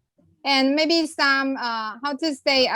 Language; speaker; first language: English; non-native, learner; Chinese